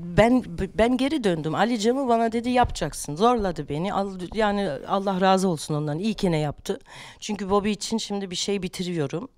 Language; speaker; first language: Turkish; non-native, fluent; German